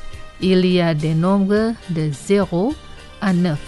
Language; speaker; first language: French; non-native, fluent; Indonesian